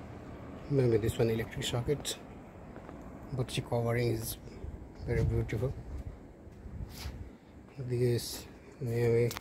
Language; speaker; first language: English; non-native, learner; Nepali